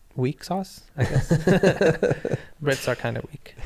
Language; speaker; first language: English; non-native, local second language; Pashto